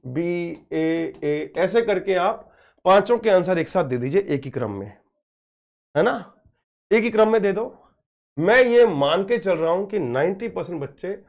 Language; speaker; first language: Hindi; native; Hindi